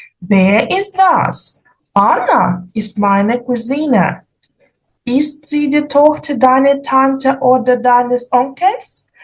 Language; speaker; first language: German; non-native, fluent; Ukrainian